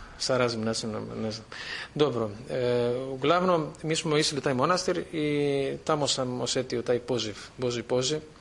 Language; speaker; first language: Serbian; non-native, fluent; Greek